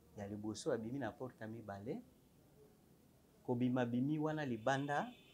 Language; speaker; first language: Lingala; non-native, local second language; Kongo